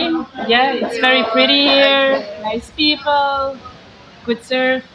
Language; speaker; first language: English; non-native, fluent; Dutch